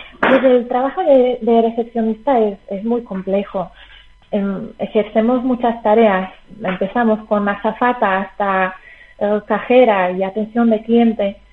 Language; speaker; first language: Spanish; non-native, fluent; Slovak